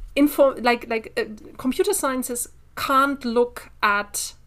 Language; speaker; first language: English; non-native, fluent; German